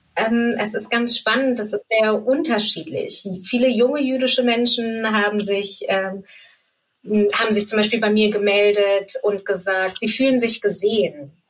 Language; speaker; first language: German; native; German